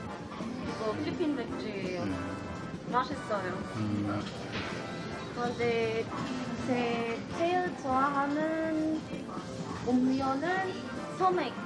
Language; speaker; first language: Korean; non-native, learner; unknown